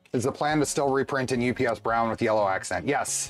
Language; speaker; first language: English; native; English